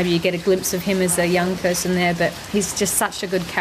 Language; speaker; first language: English; native; English